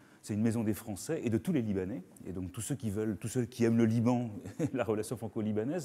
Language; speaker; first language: French; native; French